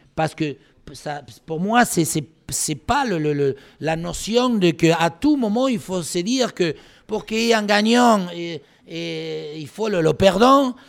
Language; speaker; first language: French; non-native, fluent; Spanish